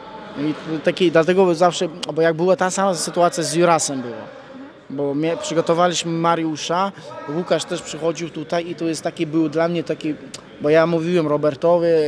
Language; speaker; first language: Polish; non-native, fluent; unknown